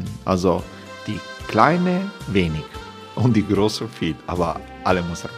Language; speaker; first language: German; non-native, fluent; Croatian